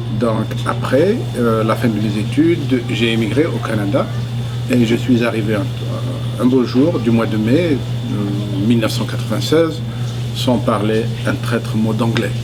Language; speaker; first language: French; non-native, local second language; Arabic